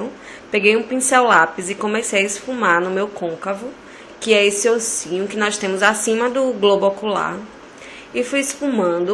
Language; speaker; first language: Portuguese; native; Portuguese